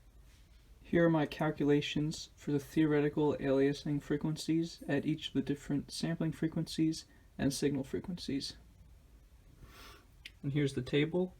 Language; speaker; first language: English; native; English